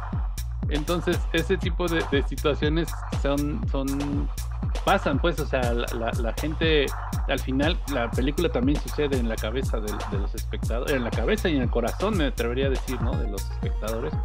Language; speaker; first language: Spanish; native; Spanish